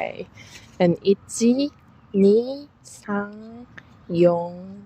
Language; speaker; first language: English; non-native, fluent; Korean